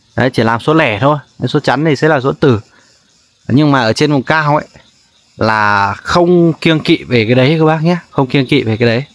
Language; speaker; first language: Vietnamese; non-native, local second language; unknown